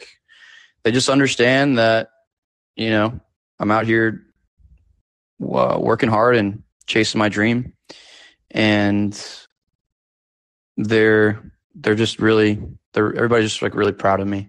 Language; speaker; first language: English; native; English